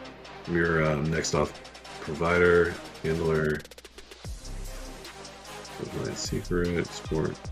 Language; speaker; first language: English; native; English